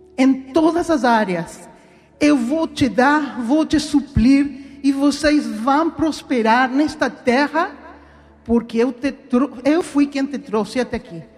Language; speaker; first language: Portuguese; non-native, fluent; Spanish